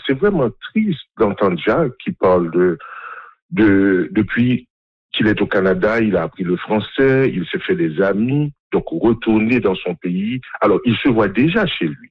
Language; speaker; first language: French; non-native, local second language; Haitian Creole